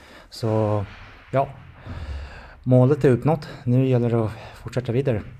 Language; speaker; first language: Swedish; non-native, fluent; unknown